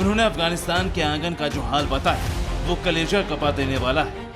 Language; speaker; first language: Hindi; native; Hindi